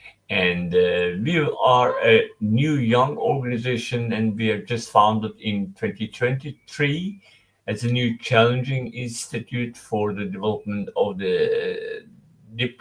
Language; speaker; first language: English; non-native, fluent; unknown